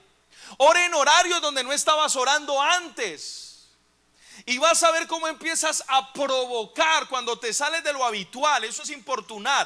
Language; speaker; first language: Spanish; native; Spanish